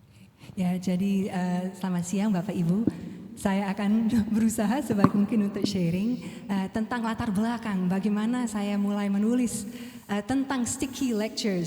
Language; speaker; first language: Indonesian; non-native, fluent; English